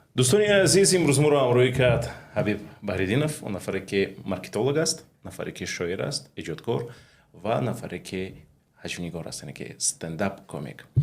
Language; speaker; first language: Tajik; native; Tajik